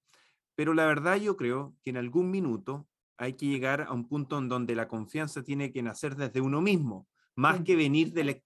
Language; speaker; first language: Spanish; native; Spanish